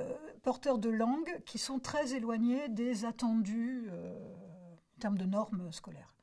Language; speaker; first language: French; native; French